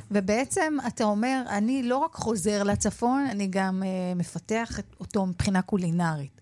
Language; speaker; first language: Hebrew; native; Hebrew